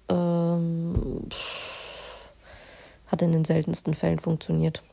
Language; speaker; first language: German; native; German